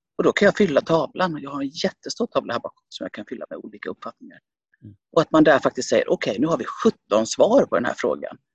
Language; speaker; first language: Swedish; early bilingual, other home language; Finnish